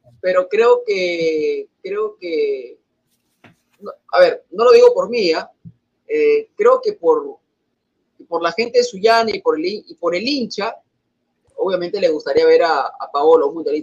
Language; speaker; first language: Spanish; native; Spanish